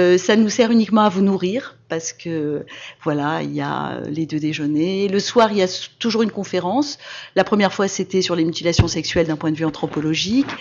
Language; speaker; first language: French; native; French